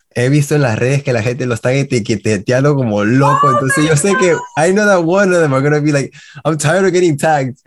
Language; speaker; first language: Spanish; early bilingual, heritage; Spanish